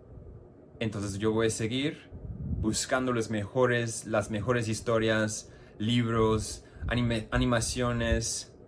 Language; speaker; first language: Spanish; non-native, fluent; English